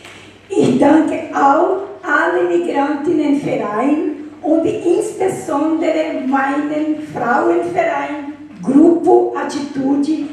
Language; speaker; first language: German; non-native, fluent; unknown